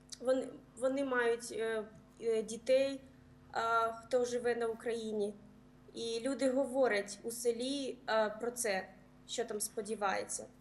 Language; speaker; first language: Ukrainian; early bilingual, heritage; Ukrainian